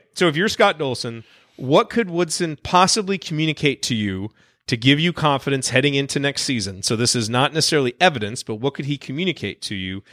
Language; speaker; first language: English; native; English